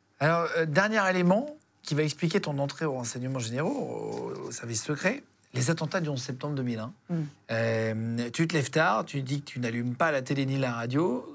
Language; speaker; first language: French; native; French